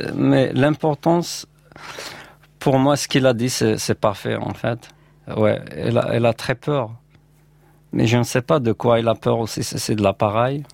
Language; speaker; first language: French; non-native, local second language; Berber languages